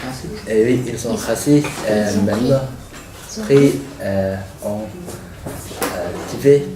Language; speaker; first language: French; non-native, learner; Tibetan